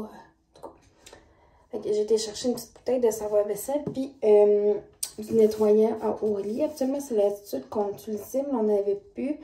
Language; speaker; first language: French; native; French